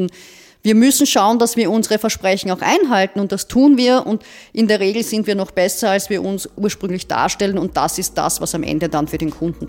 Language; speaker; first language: German; native; German